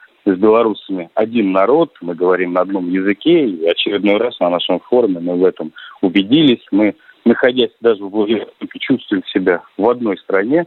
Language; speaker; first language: Russian; native; Russian